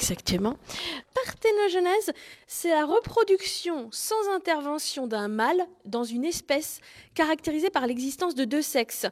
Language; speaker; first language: French; native; French